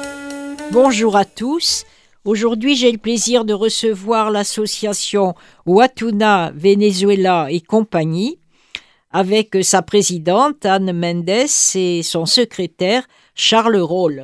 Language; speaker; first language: French; native; French